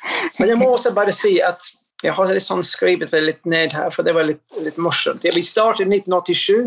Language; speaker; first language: Norwegian; non-native, fluent; English